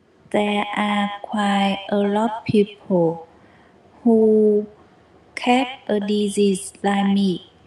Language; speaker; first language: English; non-native, learner; Vietnamese